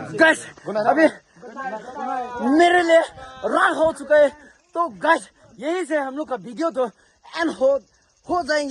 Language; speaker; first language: Hindi; non-native, local second language; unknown